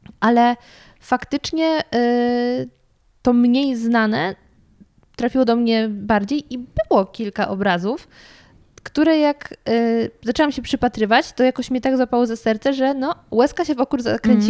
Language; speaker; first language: Polish; native; Polish